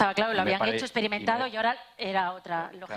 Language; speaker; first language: Spanish; native; Spanish